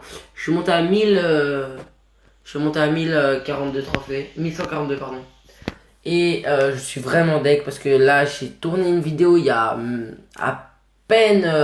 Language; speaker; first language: French; native; French